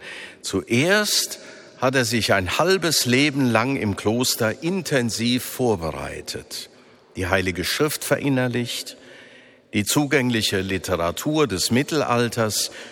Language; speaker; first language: German; native; German